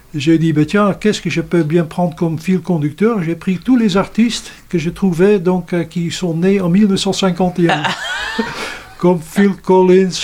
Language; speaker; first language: French; non-native, fluent; Dutch